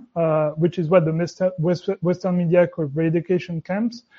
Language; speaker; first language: English; non-native, fluent; French